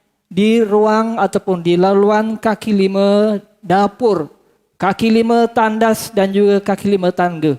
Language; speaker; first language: Malay; native; Malay